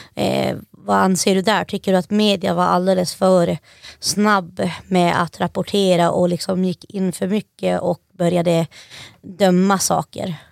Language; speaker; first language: Swedish; native; Swedish